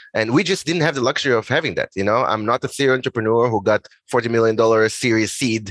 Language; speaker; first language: English; non-native, fluent; Hebrew